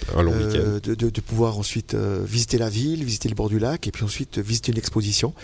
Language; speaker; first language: French; native; French